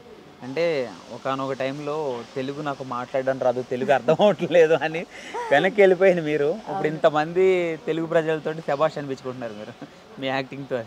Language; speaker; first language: Telugu; native; Telugu